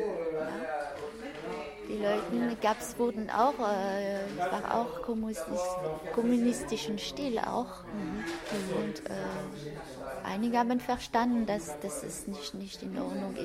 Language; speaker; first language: German; non-native, fluent; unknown